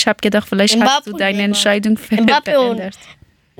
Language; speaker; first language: German; non-native, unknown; Persian